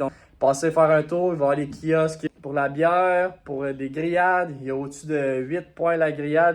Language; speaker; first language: French; native; French